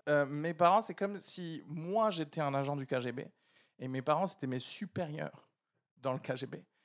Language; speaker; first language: French; early bilingual, other home language; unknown